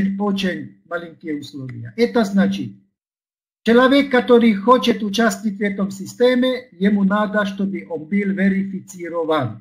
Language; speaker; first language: Russian; non-native, learner; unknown